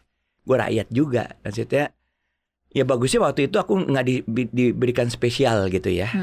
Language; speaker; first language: Indonesian; native; Indonesian